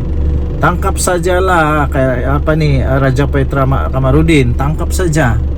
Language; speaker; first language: Malay; native; Malay